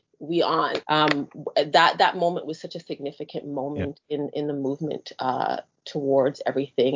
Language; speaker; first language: English; native; English